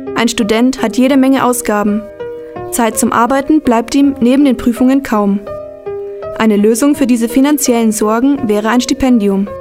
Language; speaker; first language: German; native; German